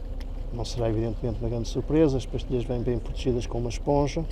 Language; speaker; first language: Portuguese; native; Portuguese